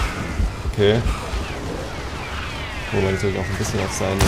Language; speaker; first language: German; native; German